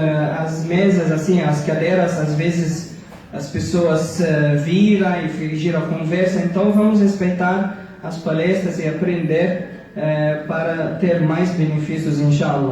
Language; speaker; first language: Portuguese; non-native, fluent; Arabic